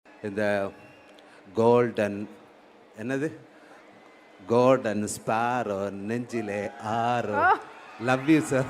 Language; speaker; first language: Tamil; non-native, learner; Malayalam